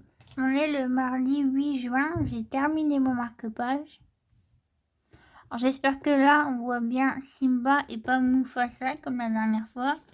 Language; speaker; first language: French; native; French